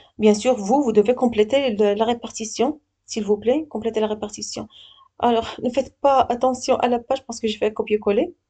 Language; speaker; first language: French; non-native, local second language; Arabic